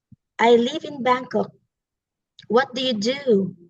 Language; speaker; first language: English; non-native, fluent; Filipino